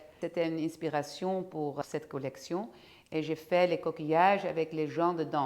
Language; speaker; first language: French; non-native, fluent; Dutch